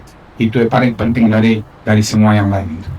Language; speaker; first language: Indonesian; non-native, fluent; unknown